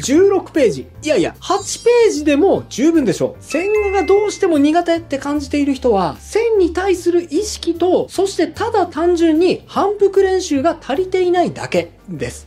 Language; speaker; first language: Japanese; native; Japanese